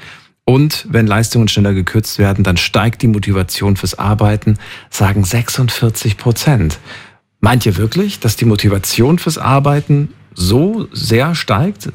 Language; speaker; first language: German; native; German